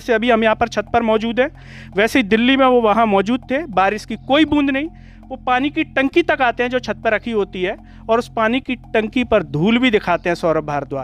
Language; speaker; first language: Hindi; native; Hindi